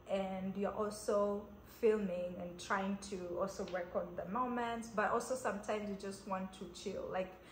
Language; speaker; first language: English; non-native, local second language; Kamba